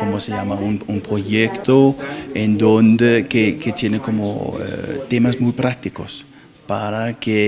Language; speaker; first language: Spanish; non-native, fluent; Danish